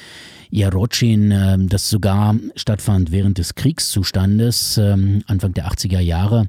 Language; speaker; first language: German; native; German